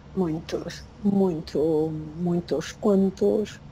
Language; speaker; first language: Spanish; non-native, learner; Portuguese